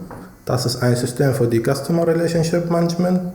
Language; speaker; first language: German; non-native, fluent; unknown